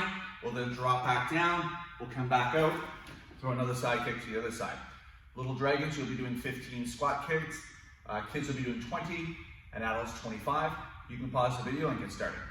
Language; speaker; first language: English; native; English